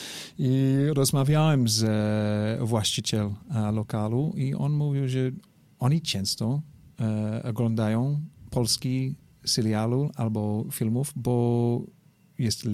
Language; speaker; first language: Polish; non-native, learner; English